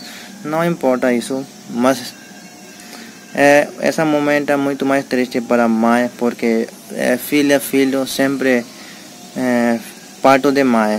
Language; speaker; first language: Portuguese; non-native, learner; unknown